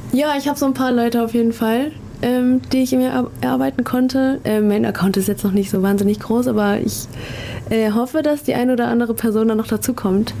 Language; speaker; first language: German; native; German